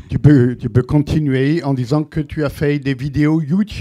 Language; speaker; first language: French; native; French